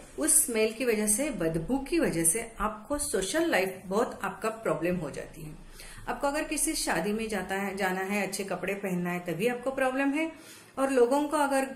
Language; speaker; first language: Hindi; non-native, local second language; Marathi